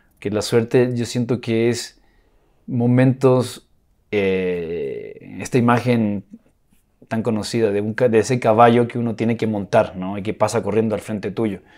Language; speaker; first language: Spanish; native; Spanish